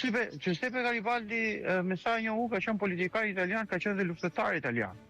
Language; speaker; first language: Albanian; native; Albanian